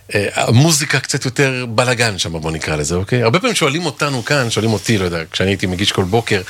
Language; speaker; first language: Hebrew; native; Hebrew